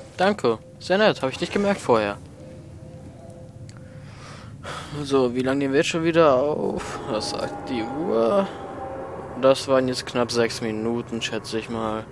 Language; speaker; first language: German; native; German